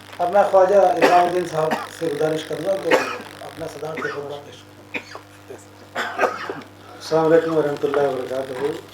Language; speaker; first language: Urdu; native; Urdu